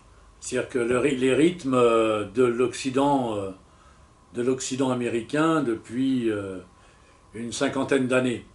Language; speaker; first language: French; native; French